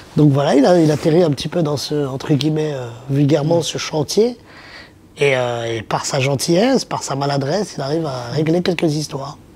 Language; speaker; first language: French; early bilingual, other home language; Arabic